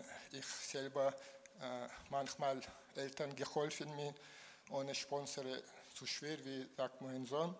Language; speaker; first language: German; non-native, learner; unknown